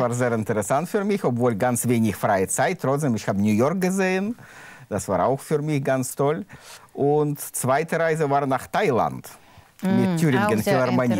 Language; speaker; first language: German; non-native, learner; Russian